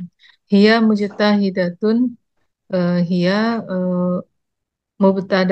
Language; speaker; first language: Arabic; non-native, learner; Indonesian